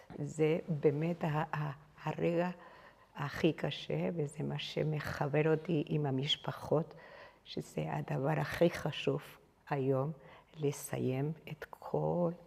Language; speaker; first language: Hebrew; non-native, fluent; Spanish